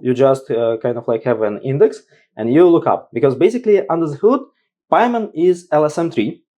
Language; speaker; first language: English; non-native, fluent; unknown